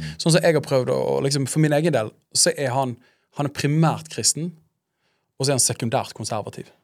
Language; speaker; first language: Norwegian; native; Norwegian